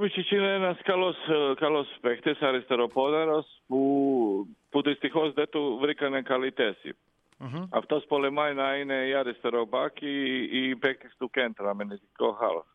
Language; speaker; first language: Greek; non-native, learner; Croatian